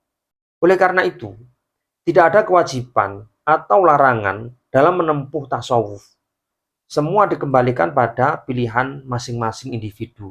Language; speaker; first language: Indonesian; native; Indonesian